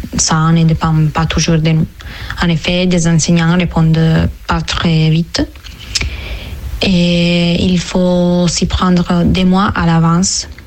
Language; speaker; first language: French; non-native, fluent; Italian